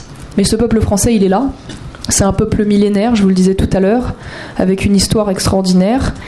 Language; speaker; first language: French; native; French